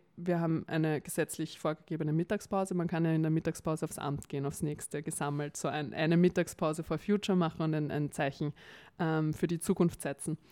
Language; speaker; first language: German; native; German